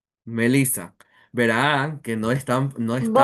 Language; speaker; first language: Spanish; native; Spanish